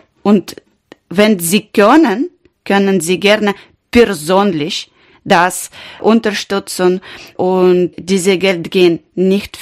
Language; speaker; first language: German; non-native, learner; Ukrainian